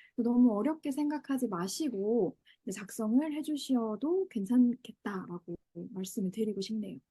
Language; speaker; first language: Korean; native; Korean